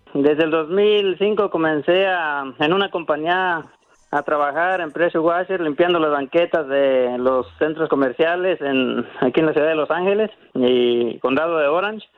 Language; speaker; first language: Spanish; native; Spanish